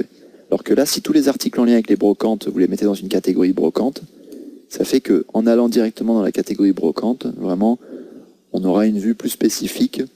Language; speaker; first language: French; native; French